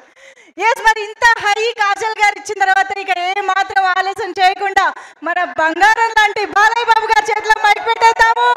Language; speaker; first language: Telugu; native; Telugu